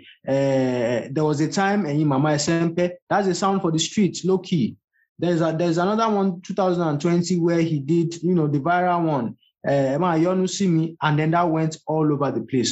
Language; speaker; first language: English; non-native, local second language; Yoruba